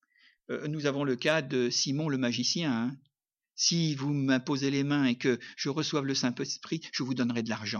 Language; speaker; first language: French; native; French